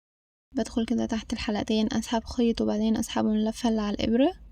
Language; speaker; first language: Arabic; native; Arabic